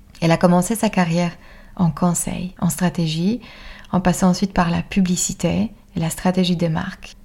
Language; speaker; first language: French; non-native, fluent; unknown